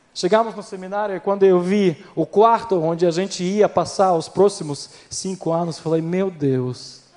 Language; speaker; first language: Portuguese; non-native, fluent; Ukrainian